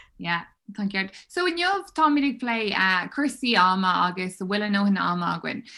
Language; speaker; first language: Irish; non-native, local second language; English